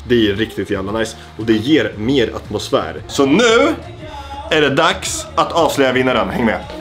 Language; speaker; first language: Swedish; native; Swedish